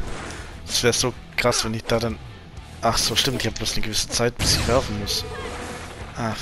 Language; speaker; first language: German; native; German